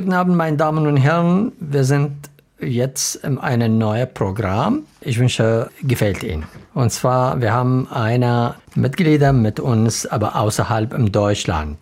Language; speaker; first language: German; non-native, learner; Arabic